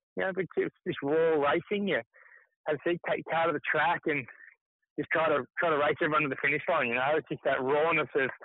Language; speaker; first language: English; native; English